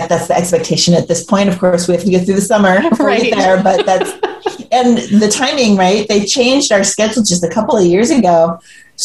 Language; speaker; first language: English; native; English